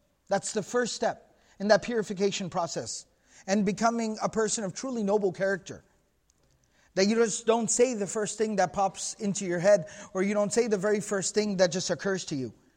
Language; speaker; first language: English; native; English